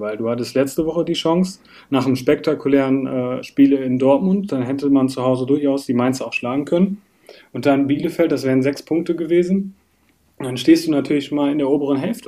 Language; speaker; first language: German; native; German